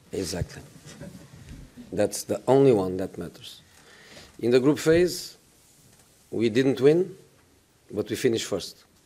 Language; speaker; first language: English; non-native, fluent; Portuguese